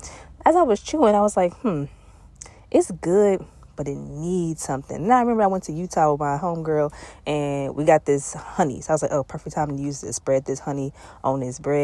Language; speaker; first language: English; native; English